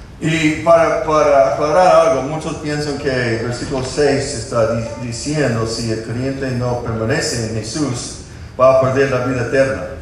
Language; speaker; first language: Spanish; non-native, fluent; English